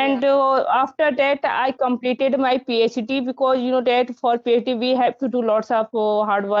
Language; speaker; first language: English; non-native, learner; Hindi